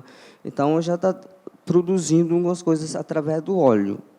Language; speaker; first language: Portuguese; non-native, local second language; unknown